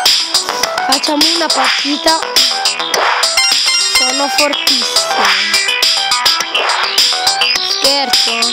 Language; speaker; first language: Italian; early bilingual, other home language; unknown